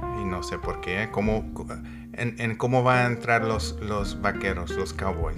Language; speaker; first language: Spanish; non-native, learner; English